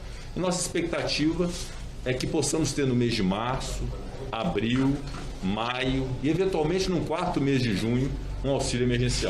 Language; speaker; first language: Portuguese; native; Portuguese